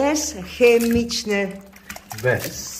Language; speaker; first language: Polish; non-native, learner; Dutch